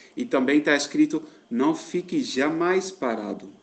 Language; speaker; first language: Portuguese; non-native, fluent; Dutch